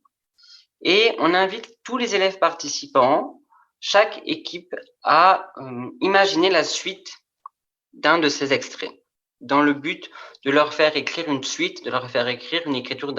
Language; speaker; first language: French; native; French